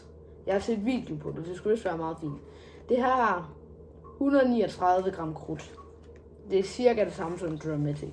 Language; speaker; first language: Danish; native; Danish